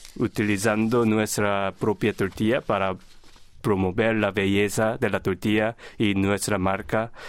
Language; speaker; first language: Spanish; non-native, fluent; Korean